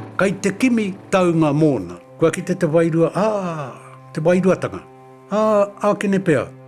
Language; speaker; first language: Māori; native; Māori